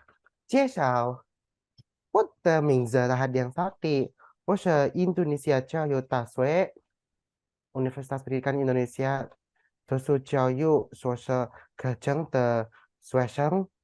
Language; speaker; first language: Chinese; non-native, learner; Indonesian